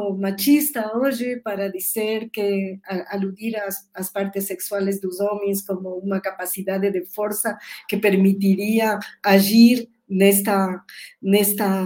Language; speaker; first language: Portuguese; non-native, learner; Spanish